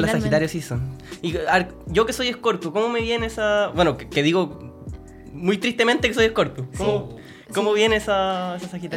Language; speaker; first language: Spanish; native; Spanish